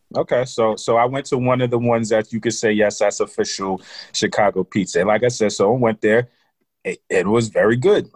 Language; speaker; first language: English; native; English